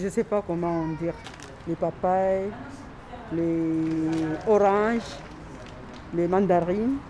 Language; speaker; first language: French; non-native, local second language; Comorian